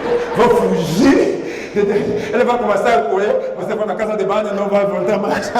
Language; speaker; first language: Portuguese; non-native, learner; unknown